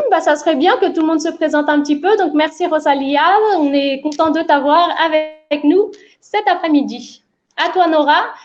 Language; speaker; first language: French; native; French